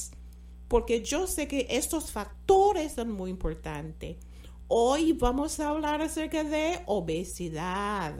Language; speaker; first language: Spanish; non-native, fluent; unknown